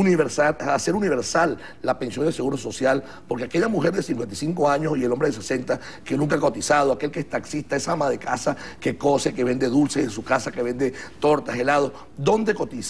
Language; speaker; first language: Spanish; native; Spanish